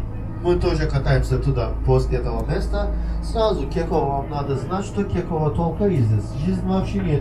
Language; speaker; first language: Russian; non-native, learner; Turkish